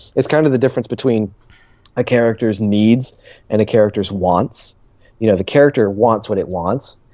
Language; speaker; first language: English; native; English